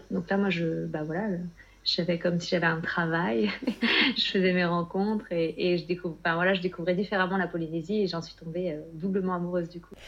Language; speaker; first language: French; native; French